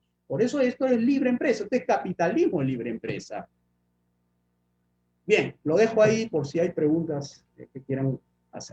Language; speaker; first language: Spanish; native; Spanish